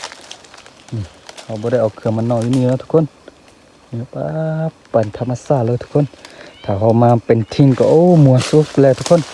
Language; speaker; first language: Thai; non-native, local second language; Lahu